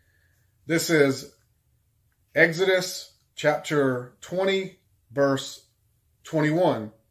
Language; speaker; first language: English; native; English